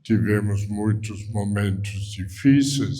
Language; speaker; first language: Portuguese; non-native, fluent; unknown